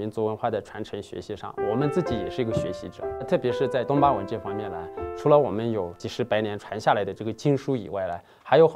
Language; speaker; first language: Chinese; native; Chinese